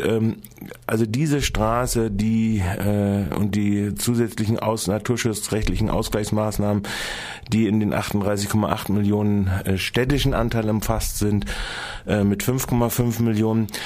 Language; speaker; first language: German; native; German